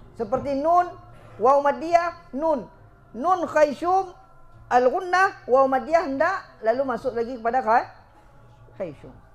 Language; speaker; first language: Malay; non-native, local second language; Achinese